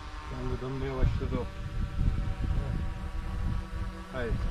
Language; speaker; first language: Turkish; native; Turkish